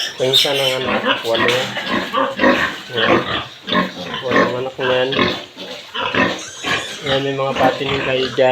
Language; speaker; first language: Filipino; native; Filipino